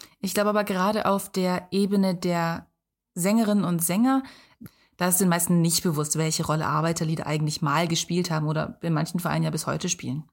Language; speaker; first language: German; native; German